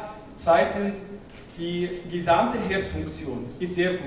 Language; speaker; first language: German; non-native, fluent; Arabic